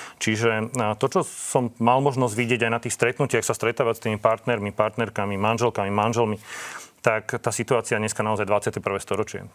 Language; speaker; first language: Slovak; native; Slovak